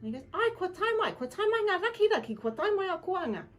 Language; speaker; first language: Māori; non-native, local second language; English